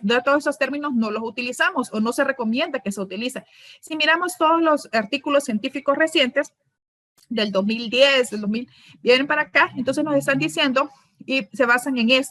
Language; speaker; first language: Spanish; native; Spanish